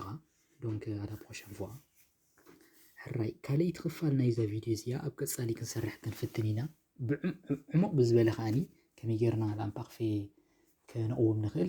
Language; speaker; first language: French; non-native, fluent; Tigrinya